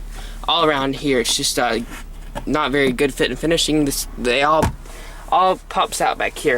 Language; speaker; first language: English; native; English